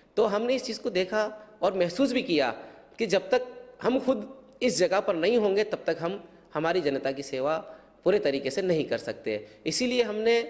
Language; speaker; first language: Hindi; native; Hindi